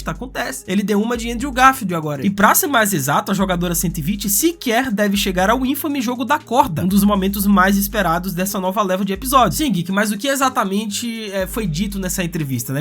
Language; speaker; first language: Portuguese; native; Portuguese